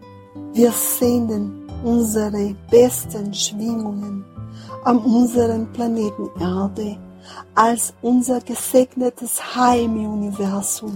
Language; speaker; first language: German; non-native, fluent; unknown